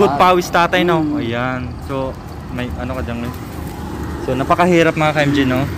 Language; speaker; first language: Filipino; native; Filipino